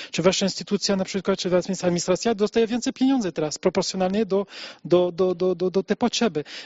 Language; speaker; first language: Polish; non-native, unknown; French